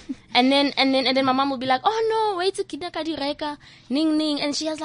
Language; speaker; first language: English; non-native, local second language; Southern Sotho